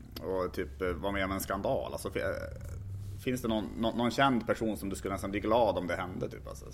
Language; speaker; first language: Swedish; native; Swedish